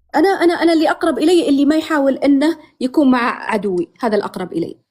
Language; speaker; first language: Arabic; native; Arabic